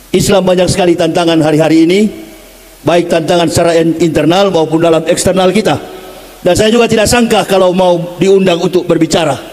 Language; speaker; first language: Indonesian; native; Indonesian